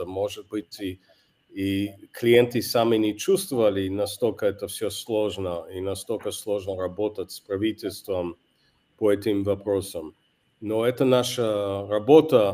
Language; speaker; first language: Russian; non-native, fluent; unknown